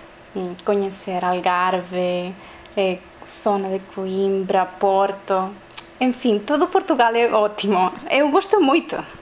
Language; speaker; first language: Portuguese; non-native, learner; Spanish